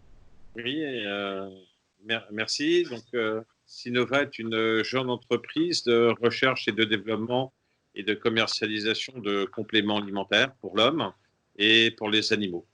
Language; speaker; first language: French; native; French